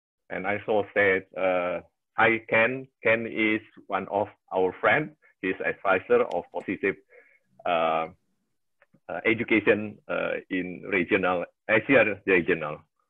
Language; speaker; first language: English; non-native, learner; Indonesian